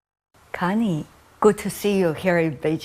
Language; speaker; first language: English; non-native, fluent; Chinese